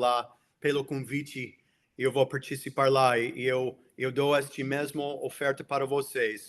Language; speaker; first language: Portuguese; non-native, fluent; English